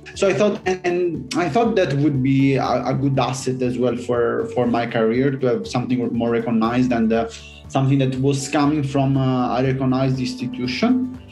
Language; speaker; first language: English; non-native, fluent; Italian